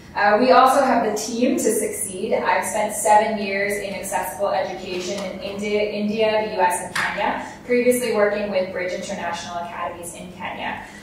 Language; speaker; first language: English; native; English